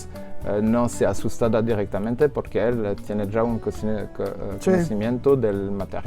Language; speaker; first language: Spanish; non-native, learner; French